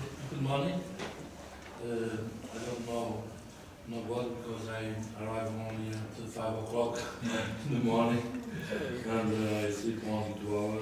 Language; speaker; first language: English; non-native, learner; Portuguese